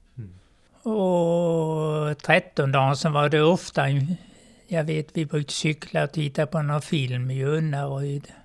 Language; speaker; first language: Swedish; native; Swedish